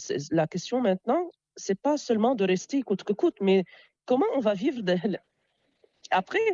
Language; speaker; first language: French; non-native, local second language; Arabic